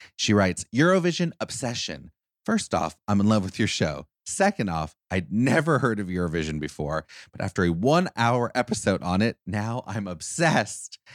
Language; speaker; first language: English; early bilingual, other home language; Spanish